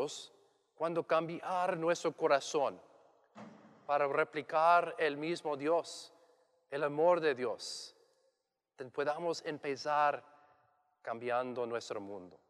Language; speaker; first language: Spanish; non-native, learner; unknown